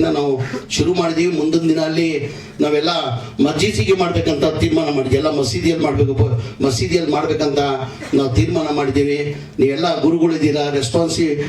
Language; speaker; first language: Kannada; non-native, local second language; Urdu